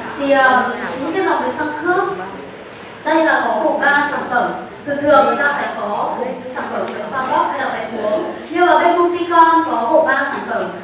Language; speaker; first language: Vietnamese; non-native, local second language; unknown